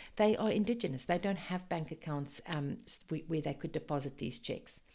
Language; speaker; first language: English; non-native, local second language; Afrikaans